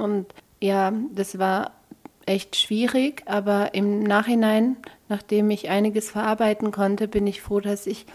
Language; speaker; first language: German; early bilingual, other home language; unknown